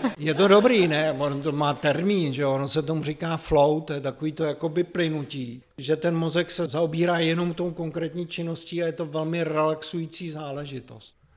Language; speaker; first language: Czech; native; Czech